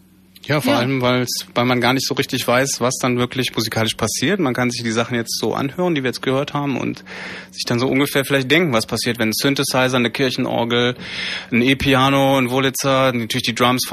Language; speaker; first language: German; native; German